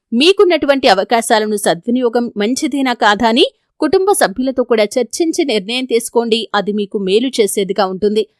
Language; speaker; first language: Telugu; native; Telugu